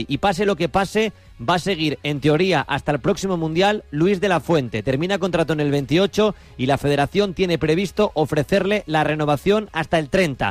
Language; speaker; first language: Spanish; native; Spanish